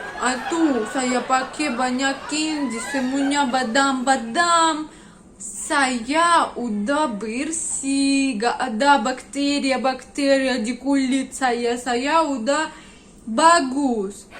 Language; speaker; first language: Indonesian; non-native, learner; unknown